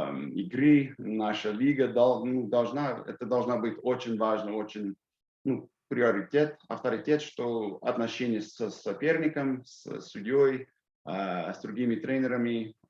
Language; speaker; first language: Russian; non-native, fluent; English